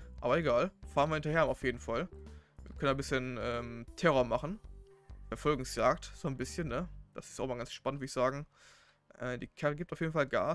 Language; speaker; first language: German; native; German